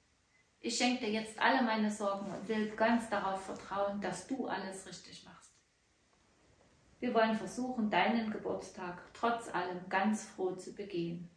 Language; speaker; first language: German; native; German